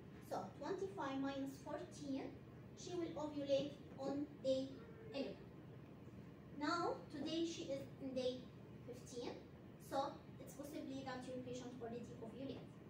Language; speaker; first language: English; non-native, fluent; Arabic